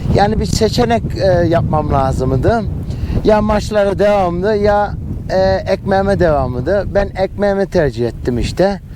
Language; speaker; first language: Turkish; early bilingual, heritage; Turkish